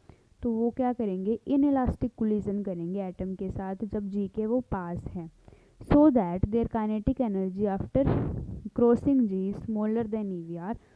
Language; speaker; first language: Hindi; native; Hindi